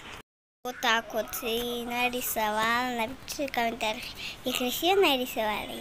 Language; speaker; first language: Russian; early bilingual, heritage; Russian